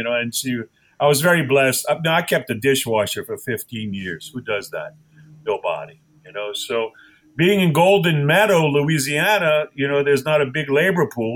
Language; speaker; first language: English; native; English